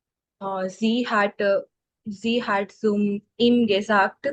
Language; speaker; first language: German; non-native, learner; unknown